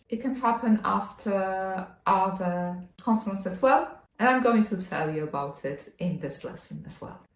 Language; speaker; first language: English; non-native, fluent; Polish